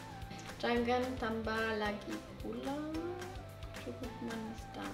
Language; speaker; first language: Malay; non-native, learner; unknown